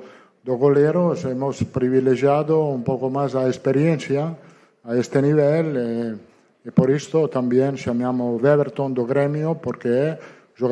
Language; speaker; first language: Portuguese; non-native, learner; Italian